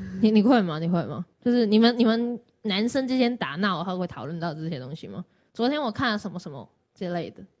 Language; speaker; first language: Chinese; non-native, local second language; Cantonese